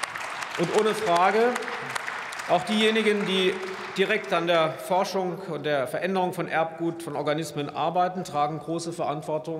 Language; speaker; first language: German; native; German